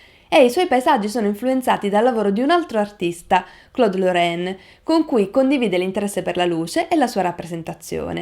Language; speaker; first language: Italian; native; Italian